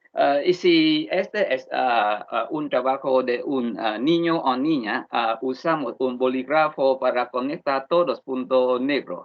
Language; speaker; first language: Spanish; non-native, learner; Vietnamese